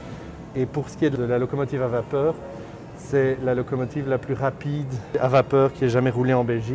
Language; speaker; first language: French; native; French